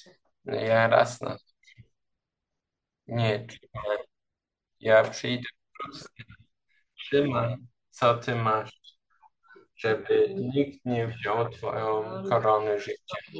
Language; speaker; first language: Polish; non-native, learner; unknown